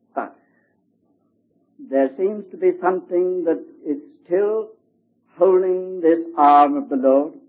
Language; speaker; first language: English; native; English